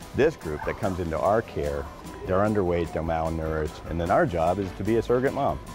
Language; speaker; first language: English; native; English